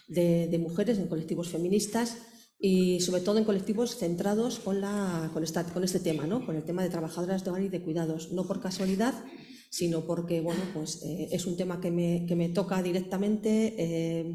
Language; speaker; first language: Spanish; native; Spanish